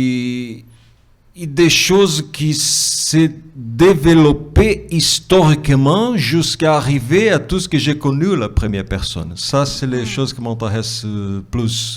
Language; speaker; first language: French; non-native, fluent; Portuguese